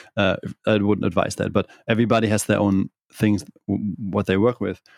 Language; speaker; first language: English; non-native, fluent; German